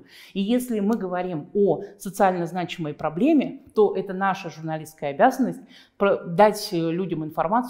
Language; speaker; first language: Russian; native; Russian